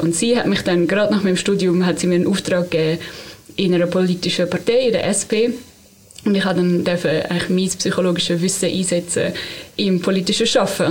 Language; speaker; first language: German; native; German